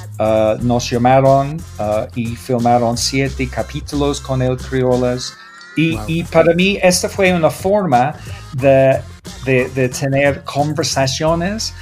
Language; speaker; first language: Spanish; non-native, learner; English